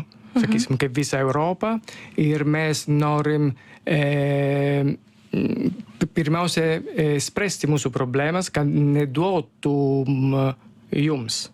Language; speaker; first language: Lithuanian; non-native, learner; Italian